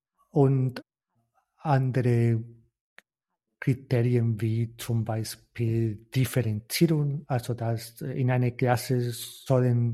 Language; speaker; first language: German; non-native, fluent; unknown